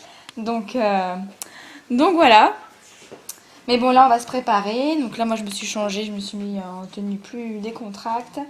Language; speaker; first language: French; native; French